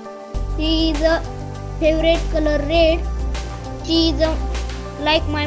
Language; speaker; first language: English; non-native, learner; Marathi